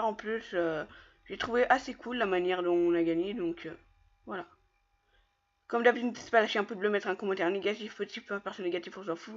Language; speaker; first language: French; native; French